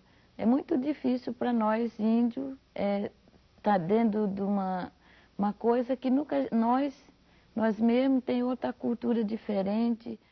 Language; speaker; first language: Portuguese; non-native, local second language; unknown